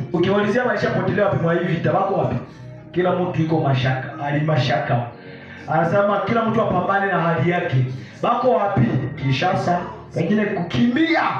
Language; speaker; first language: Swahili; native; Swahili